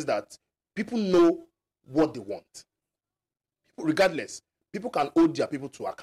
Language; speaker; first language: English; non-native, local second language; Yoruba